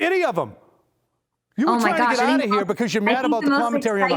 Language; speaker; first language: English; native; English